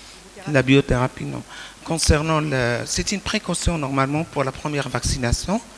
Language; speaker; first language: French; non-native, local second language; Arabic